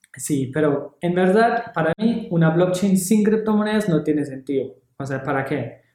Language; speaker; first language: Spanish; non-native, fluent; English